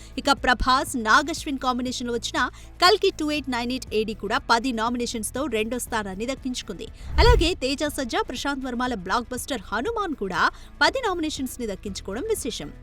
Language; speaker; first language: Telugu; native; Telugu